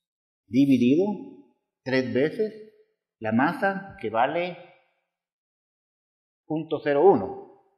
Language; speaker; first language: Spanish; native; Spanish